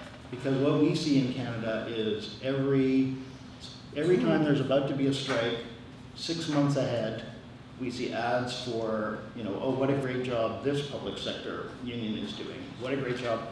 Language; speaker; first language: English; native; English